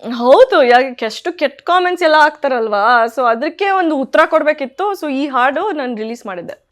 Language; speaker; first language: Kannada; early bilingual, heritage; Kannada